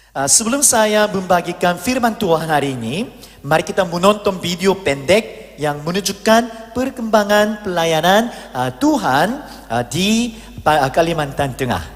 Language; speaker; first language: Indonesian; non-native, learner; Korean